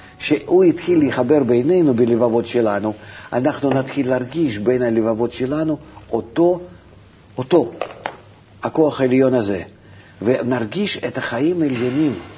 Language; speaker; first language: Hebrew; non-native, fluent; Russian